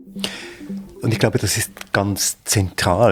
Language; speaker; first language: German; native; German